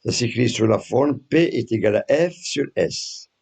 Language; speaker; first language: French; non-native, local second language; Arabic